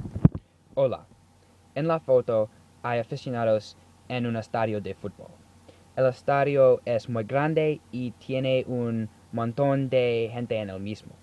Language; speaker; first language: Spanish; non-native, learner; English